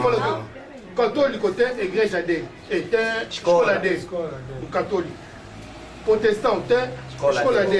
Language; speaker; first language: Portuguese; non-native, learner; Lingala